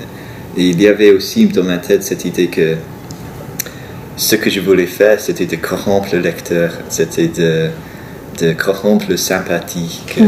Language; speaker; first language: French; non-native, fluent; English